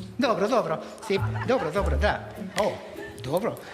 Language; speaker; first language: Bulgarian; non-native, learner; Japanese